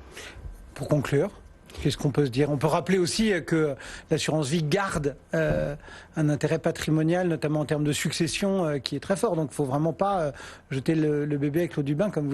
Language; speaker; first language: French; native; French